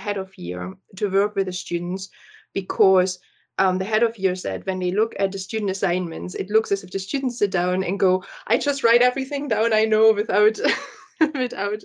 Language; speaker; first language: English; non-native, fluent; German